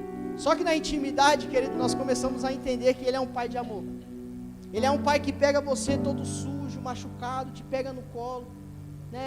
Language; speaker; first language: Portuguese; native; Portuguese